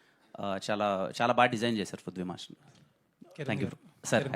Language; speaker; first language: Telugu; native; Telugu